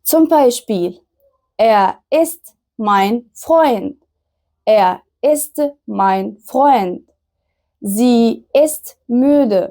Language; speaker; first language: German; non-native, fluent; Arabic